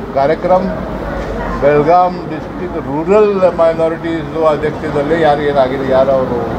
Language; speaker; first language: Kannada; non-native, local second language; Urdu